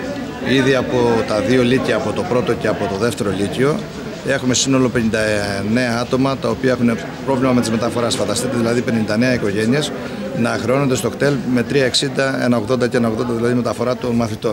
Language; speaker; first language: Greek; native; Greek